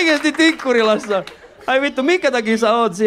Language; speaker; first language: Finnish; early bilingual, other home language; Persian